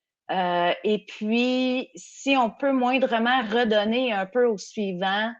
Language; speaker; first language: French; native; French